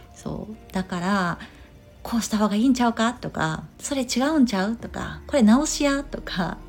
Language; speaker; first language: Japanese; native; Japanese